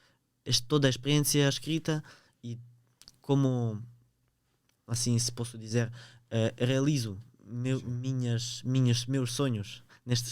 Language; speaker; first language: Portuguese; early bilingual, other home language; Ukrainian